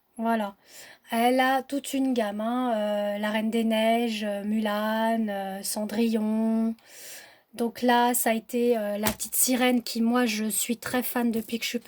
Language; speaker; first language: French; native; French